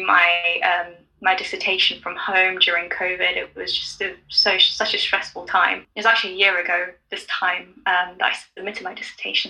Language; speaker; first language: English; native; English